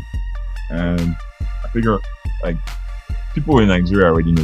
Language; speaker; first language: English; non-native, local second language; Yoruba